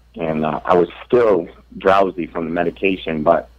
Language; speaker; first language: English; native; English